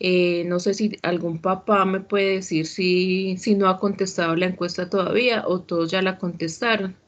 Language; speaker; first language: Spanish; native; Spanish